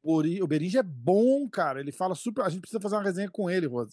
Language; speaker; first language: Portuguese; native; Portuguese